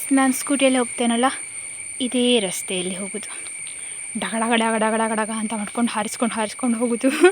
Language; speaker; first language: Kannada; native; Kannada